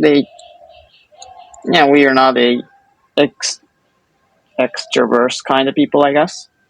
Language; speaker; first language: English; non-native, fluent; Japanese